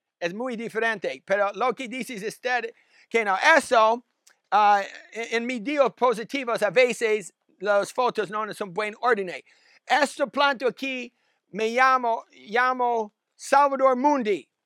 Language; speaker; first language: Spanish; non-native, learner; English